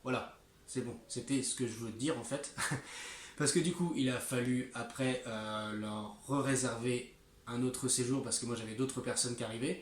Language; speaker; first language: French; native; French